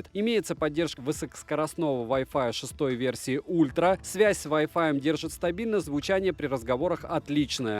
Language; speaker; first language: Russian; native; Russian